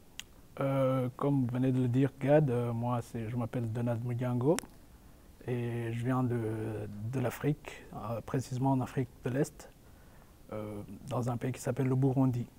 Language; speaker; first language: French; non-native, local second language; Rundi